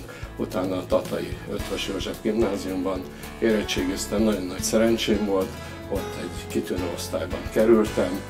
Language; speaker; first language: Hungarian; native; Hungarian